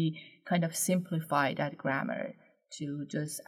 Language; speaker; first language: English; non-native, fluent; Persian